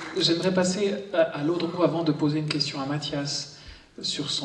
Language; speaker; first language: French; native; French